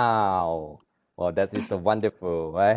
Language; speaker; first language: English; non-native, learner; Thai